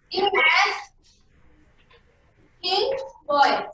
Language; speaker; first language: English; non-native, learner; Marathi